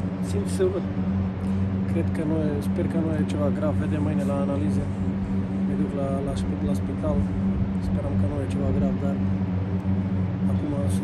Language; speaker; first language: Romanian; non-native, learner; Macedonian